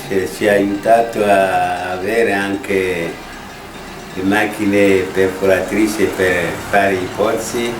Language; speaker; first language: Italian; non-native, fluent; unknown